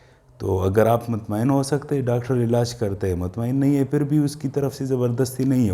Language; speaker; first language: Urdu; non-native, local second language; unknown